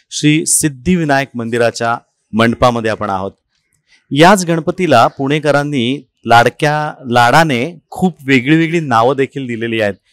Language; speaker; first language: Marathi; native; Marathi